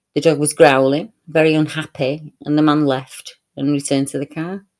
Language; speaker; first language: English; native; English